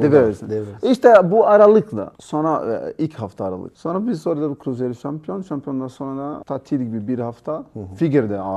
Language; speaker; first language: Turkish; non-native, learner; Portuguese